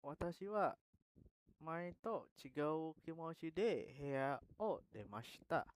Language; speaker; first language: Japanese; non-native, learner; Indonesian